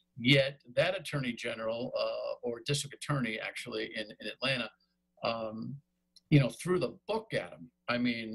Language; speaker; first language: English; native; English